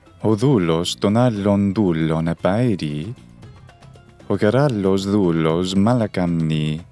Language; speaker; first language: Greek; non-native, fluent; English